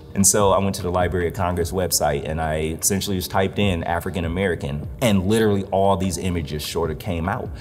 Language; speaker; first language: English; native; English